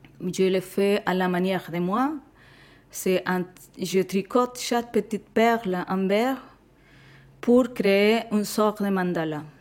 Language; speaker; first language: French; non-native, fluent; Spanish